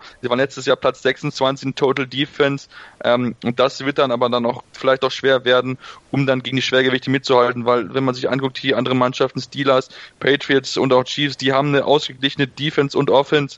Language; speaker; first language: German; native; German